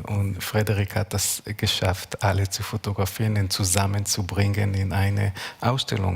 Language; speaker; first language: German; non-native, learner; Hebrew